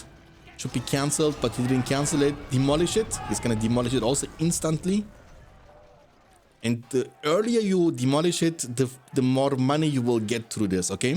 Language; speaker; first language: English; non-native, fluent; German